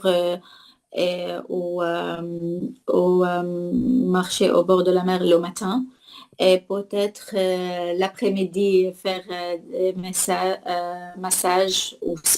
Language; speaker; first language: French; non-native, learner; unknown